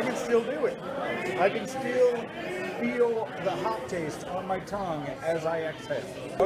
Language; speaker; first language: English; native; English